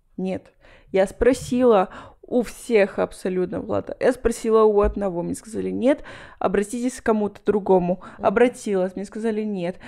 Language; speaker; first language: Russian; non-native, fluent; Spanish